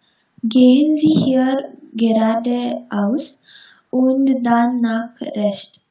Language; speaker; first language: German; non-native, learner; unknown